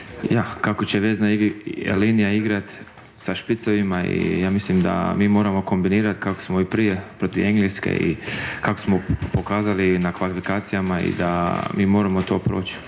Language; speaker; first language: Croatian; early bilingual, heritage; Croatian